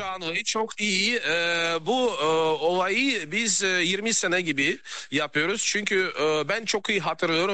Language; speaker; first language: Turkish; non-native, learner; Russian